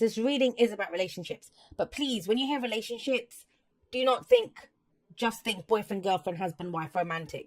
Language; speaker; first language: English; native; English